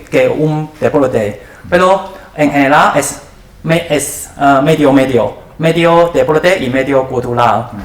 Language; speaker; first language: Spanish; non-native, learner; Chinese